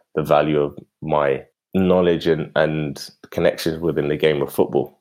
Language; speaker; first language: English; native; English